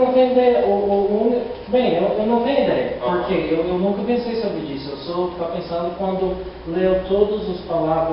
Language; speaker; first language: Portuguese; non-native, learner; English